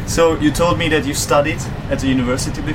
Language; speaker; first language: English; non-native, fluent; Czech